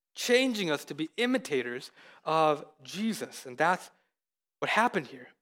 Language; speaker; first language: English; early bilingual, other home language; Hindi